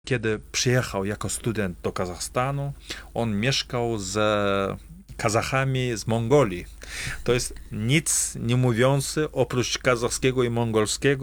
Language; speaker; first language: Polish; non-native, fluent; Kazakh